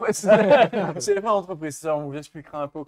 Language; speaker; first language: French; native; French